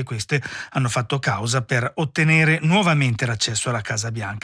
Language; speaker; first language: Italian; native; Italian